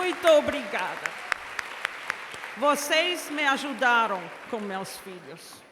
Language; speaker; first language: Portuguese; non-native, fluent; English